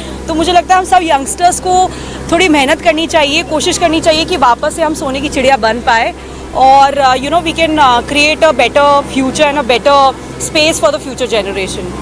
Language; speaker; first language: Hindi; native; Hindi